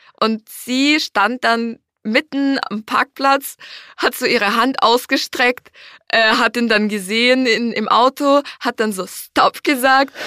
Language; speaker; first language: German; non-native, fluent; Ukrainian